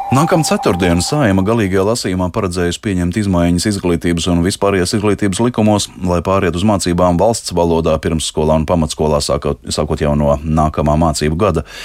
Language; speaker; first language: Latvian; native; Latvian